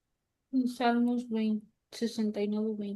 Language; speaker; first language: Spanish; non-native, learner; Portuguese